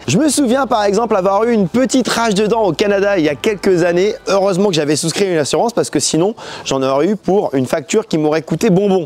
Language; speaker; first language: French; native; French